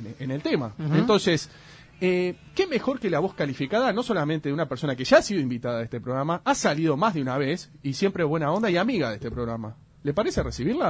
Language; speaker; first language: Spanish; native; Spanish